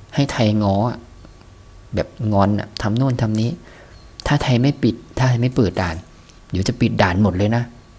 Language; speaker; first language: Thai; native; Thai